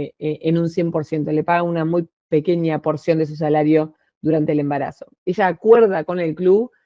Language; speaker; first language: Spanish; native; Spanish